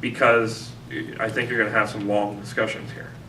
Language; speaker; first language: English; native; English